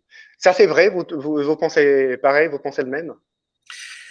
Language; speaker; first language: French; non-native, fluent; Portuguese